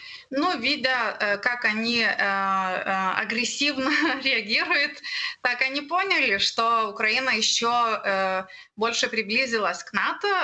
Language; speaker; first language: Russian; non-native, fluent; Lithuanian